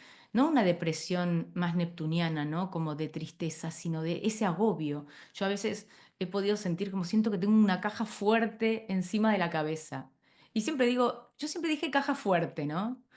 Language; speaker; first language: Spanish; native; Spanish